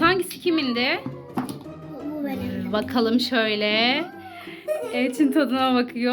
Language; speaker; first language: Turkish; native; Turkish